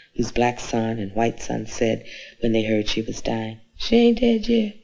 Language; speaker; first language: English; native; English